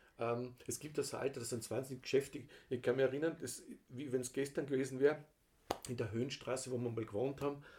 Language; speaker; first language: German; native; German